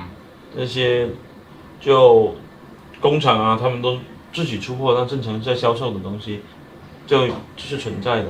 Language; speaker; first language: Chinese; native; Chinese